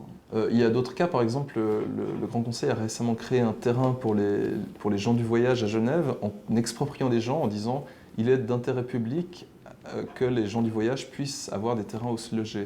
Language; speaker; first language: French; native; French